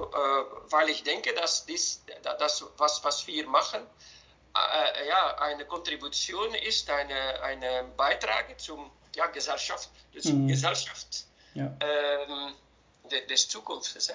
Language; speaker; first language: German; non-native, fluent; Dutch